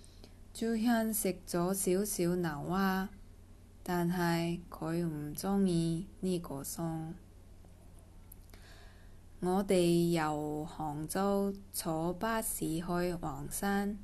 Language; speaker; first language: Cantonese; non-native, learner; Korean